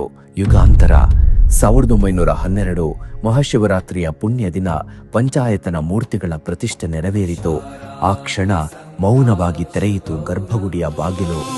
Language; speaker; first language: Kannada; native; Kannada